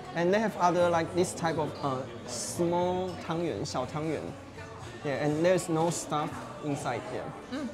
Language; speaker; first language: English; non-native, learner; Chinese